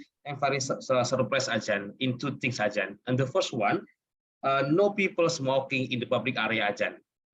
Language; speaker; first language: English; non-native, learner; Indonesian